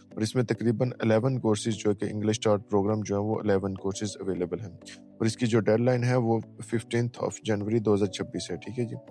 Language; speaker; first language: Urdu; native; Urdu